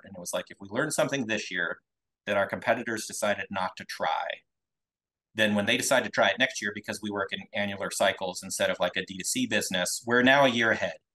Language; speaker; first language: English; native; English